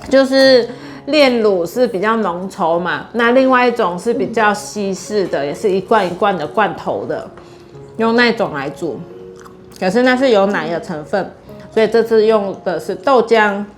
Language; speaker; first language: Chinese; native; Chinese